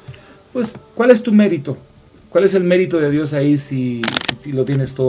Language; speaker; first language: Spanish; native; Spanish